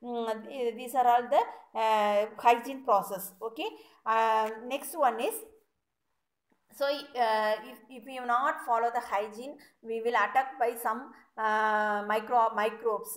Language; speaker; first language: English; non-native, local second language; Tamil